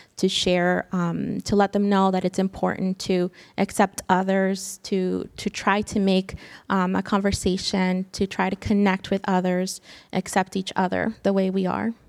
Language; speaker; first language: English; early bilingual, other home language; Spanish